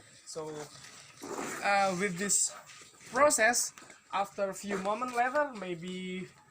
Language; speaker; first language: English; non-native, fluent; Indonesian